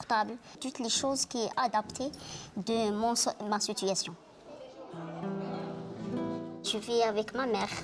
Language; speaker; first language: French; non-native, local second language; Arabic